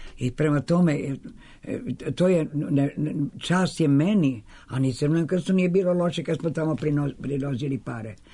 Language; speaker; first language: Serbian; native; Serbian